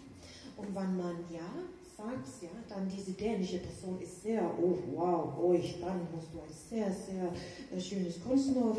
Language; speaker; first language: German; non-native, learner; Danish